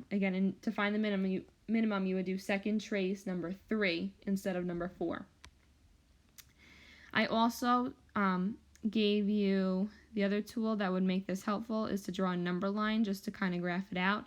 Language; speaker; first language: English; native; English